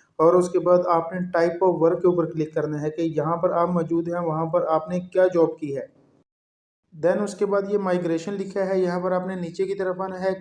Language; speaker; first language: Urdu; non-native, local second language; Punjabi